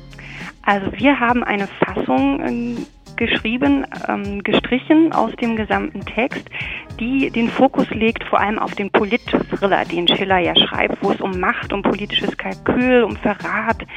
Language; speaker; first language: German; native; German